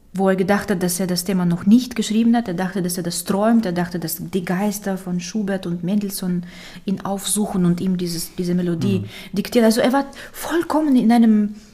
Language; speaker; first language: German; early bilingual, other home language; Romanian